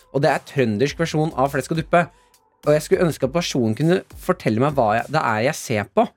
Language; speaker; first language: Norwegian; native; Norwegian